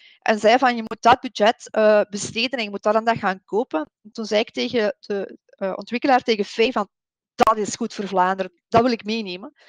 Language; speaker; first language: Dutch; native; Dutch